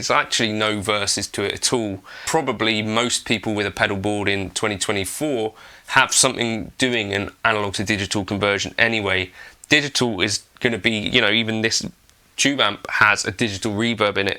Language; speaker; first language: English; native; English